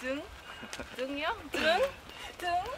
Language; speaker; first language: Korean; non-native, learner; English